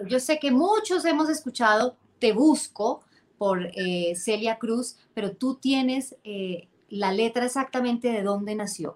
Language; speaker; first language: Spanish; native; Spanish